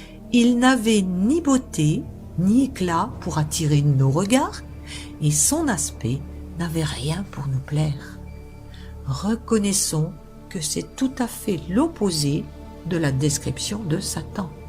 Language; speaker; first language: French; native; French